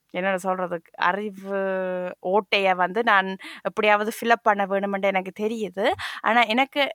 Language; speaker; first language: Tamil; early bilingual, heritage; Tamil